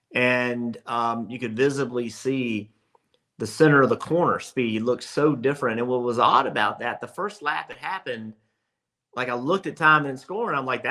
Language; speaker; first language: English; native; English